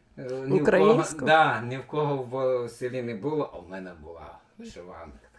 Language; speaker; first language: Ukrainian; non-native, local second language; Bulgarian